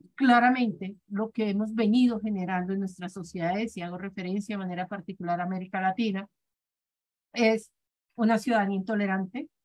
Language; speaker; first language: Spanish; native; Spanish